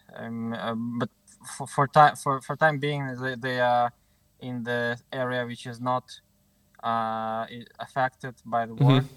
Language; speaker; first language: English; non-native, fluent; Ukrainian